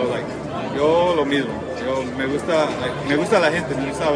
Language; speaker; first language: Spanish; early bilingual, heritage; Spanish